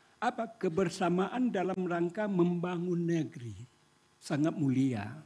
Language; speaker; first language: Indonesian; non-native, local second language; Minangkabau